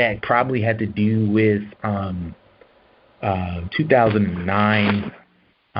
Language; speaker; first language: English; native; English